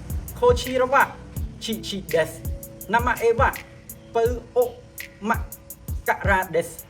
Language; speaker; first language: Japanese; non-native, learner; Khmer